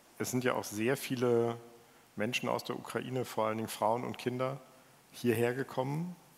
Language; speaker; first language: German; native; German